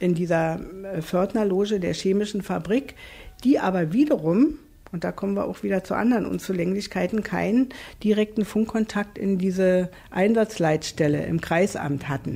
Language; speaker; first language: German; native; German